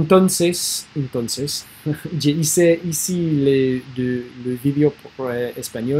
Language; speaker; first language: French; non-native, learner; English